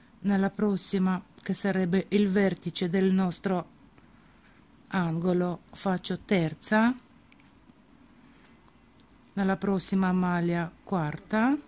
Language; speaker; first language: Italian; non-native, fluent; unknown